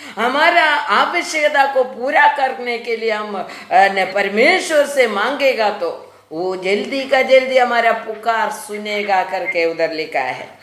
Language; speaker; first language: Hindi; non-native, local second language; Malayalam